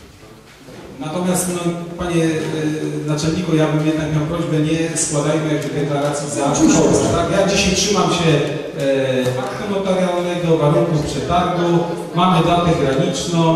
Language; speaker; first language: Polish; native; Polish